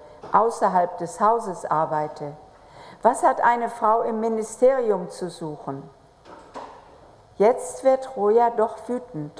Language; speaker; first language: German; native; German